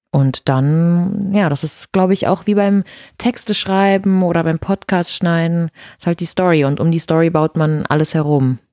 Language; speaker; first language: German; non-native, fluent; Portuguese